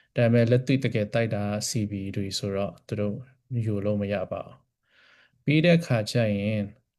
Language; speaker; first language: Burmese; non-native, local second language; Hakha Chin